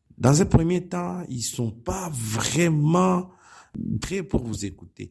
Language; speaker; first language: French; non-native, local second language; Nande